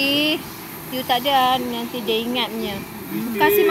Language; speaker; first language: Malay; non-native, local second language; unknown